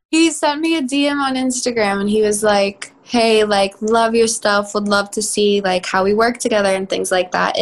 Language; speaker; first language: English; native; English